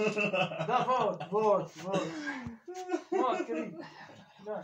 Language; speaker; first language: Russian; non-native, learner; Turkish